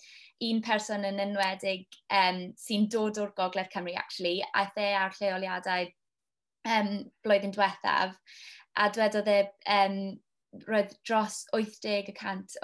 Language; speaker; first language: Welsh; non-native, local second language; English